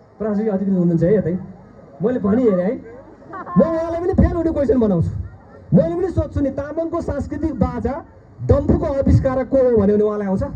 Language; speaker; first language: Nepali; non-native, local second language; Eastern Tamang